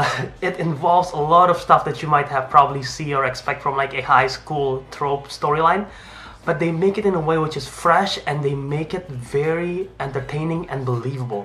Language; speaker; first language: English; non-native, fluent; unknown